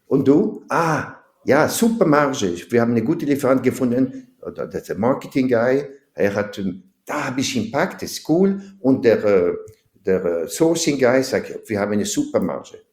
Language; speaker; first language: German; non-native, fluent; French